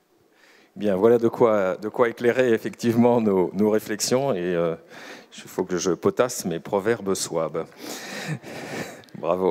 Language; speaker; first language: French; native; French